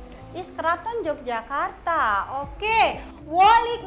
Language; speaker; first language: German; non-native, fluent; Indonesian